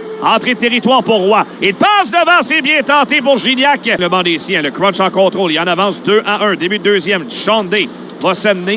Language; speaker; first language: French; native; French